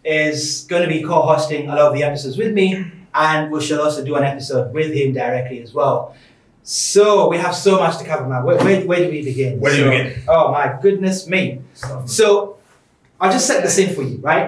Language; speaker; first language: English; native; English